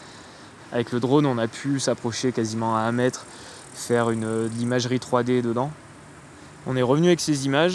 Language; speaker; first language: French; native; French